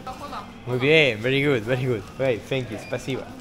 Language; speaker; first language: English; non-native, learner; Spanish